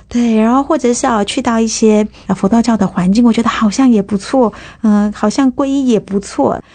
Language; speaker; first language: Chinese; native; Chinese